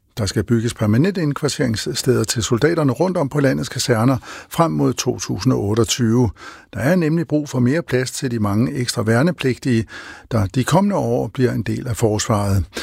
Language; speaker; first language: Danish; native; Danish